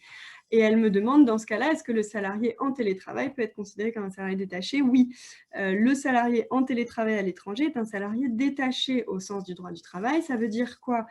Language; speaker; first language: French; native; French